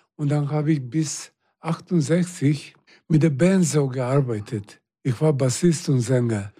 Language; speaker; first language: German; non-native, fluent; Serbian